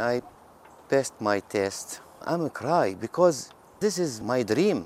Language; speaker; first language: English; non-native, learner; Arabic